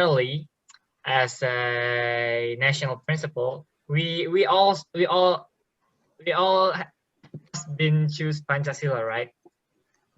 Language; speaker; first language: English; non-native, learner; Indonesian